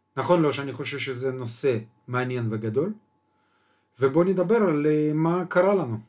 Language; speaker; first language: Hebrew; non-native, fluent; Russian